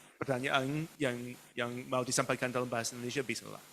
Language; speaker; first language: Indonesian; non-native, fluent; English